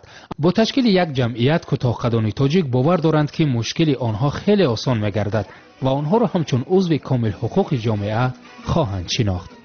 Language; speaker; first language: Tajik; native; Tajik